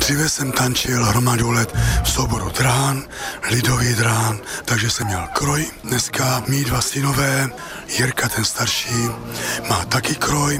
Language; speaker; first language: Czech; native; Czech